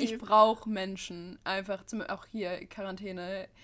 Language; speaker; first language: German; early bilingual, other home language; English